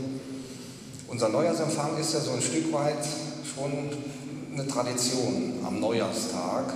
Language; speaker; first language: German; native; German